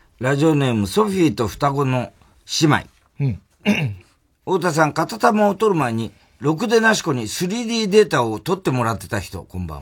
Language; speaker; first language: Japanese; native; Japanese